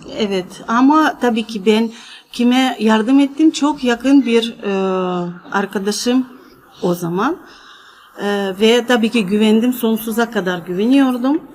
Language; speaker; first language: Turkish; non-native, fluent; Russian